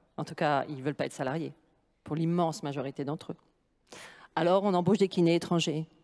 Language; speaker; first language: French; native; French